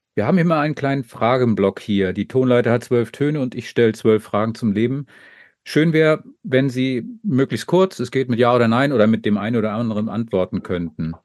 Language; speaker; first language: German; native; German